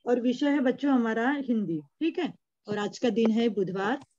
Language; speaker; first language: Hindi; non-native, local second language; Marathi